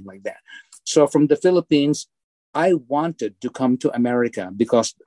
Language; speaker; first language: English; non-native, local second language; Filipino